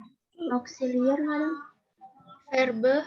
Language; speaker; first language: French; non-native, learner; Indonesian